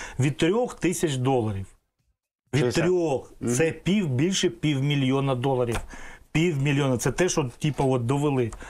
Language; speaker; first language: Ukrainian; non-native, local second language; Russian